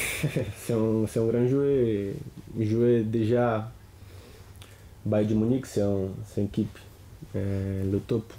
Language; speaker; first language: French; non-native, learner; Portuguese